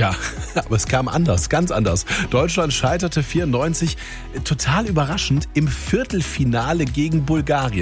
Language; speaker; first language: German; native; German